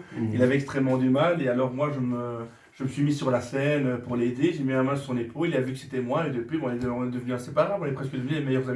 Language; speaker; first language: French; native; French